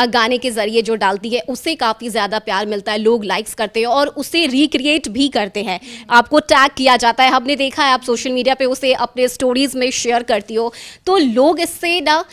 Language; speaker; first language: Hindi; native; Hindi